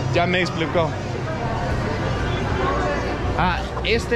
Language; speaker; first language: Spanish; non-native, fluent; Danish